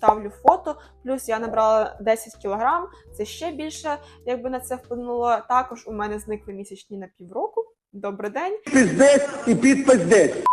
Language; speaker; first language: Ukrainian; non-native, local second language; Russian